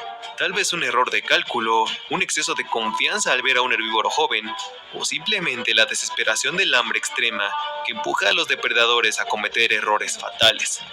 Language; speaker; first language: Spanish; native; Spanish